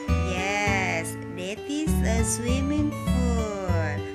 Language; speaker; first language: English; non-native, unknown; Indonesian